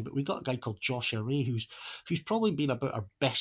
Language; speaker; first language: English; native; English